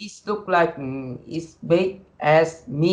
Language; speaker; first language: English; non-native, learner; Vietnamese